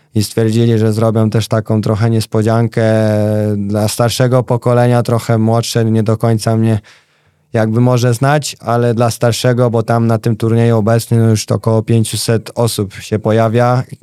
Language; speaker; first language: Polish; native; Polish